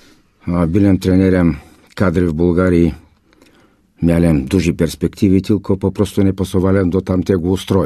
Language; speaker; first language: Polish; non-native, fluent; Bulgarian